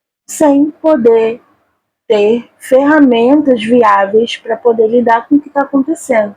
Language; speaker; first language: Portuguese; native; Portuguese